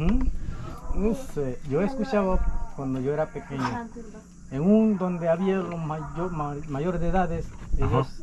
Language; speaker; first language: Spanish; non-native, local second language; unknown